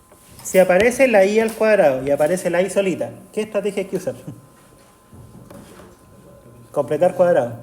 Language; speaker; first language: Spanish; native; Spanish